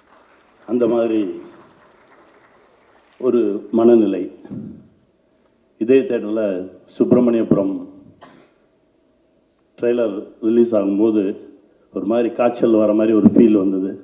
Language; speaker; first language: Tamil; native; Tamil